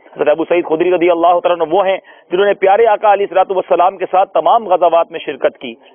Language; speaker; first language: Urdu; native; Urdu